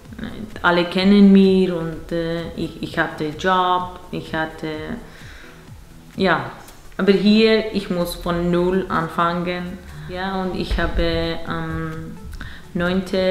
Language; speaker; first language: German; non-native, learner; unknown